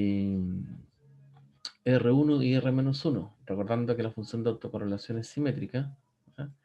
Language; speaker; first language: Spanish; native; Spanish